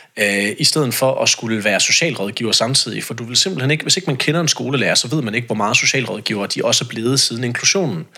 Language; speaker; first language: Danish; native; Danish